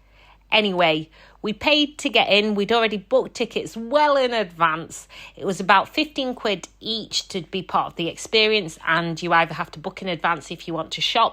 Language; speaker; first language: English; native; English